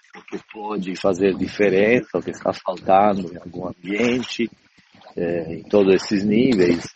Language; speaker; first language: Portuguese; non-native, fluent; Italian